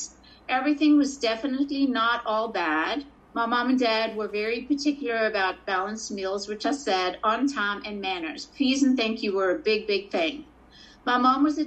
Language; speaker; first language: English; native; English